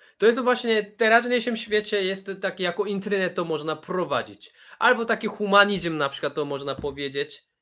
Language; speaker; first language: Polish; non-native, fluent; Korean